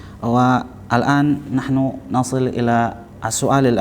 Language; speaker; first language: Arabic; non-native, fluent; Indonesian